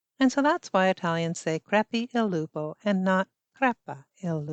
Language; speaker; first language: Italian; non-native, fluent; English